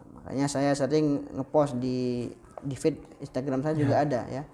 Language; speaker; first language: Indonesian; non-native, local second language; Madurese